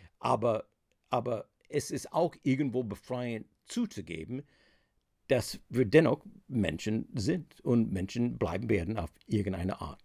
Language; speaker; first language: German; non-native, fluent; English